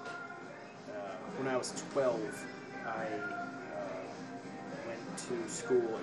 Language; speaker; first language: English; native; English